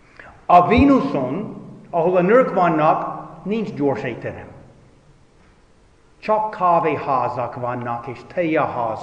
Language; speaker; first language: Hungarian; non-native, fluent; English